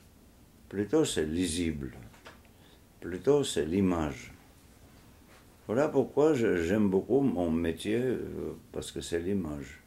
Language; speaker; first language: French; non-native, fluent; Georgian